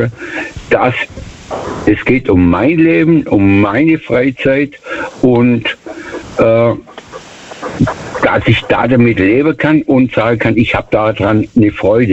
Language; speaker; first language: German; native; German